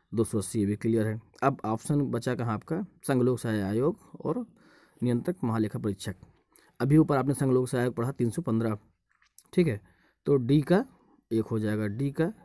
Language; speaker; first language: Hindi; native; Hindi